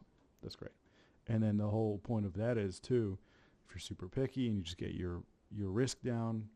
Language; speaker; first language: English; native; English